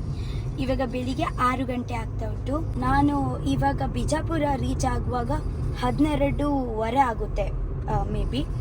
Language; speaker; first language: Kannada; non-native, local second language; Tulu